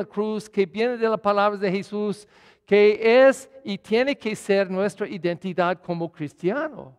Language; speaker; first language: Spanish; non-native, fluent; English